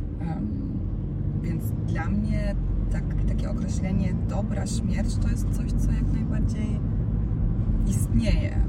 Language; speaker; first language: Polish; non-native, fluent; Croatian